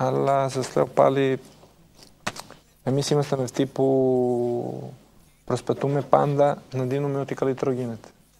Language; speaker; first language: Greek; non-native, fluent; Serbian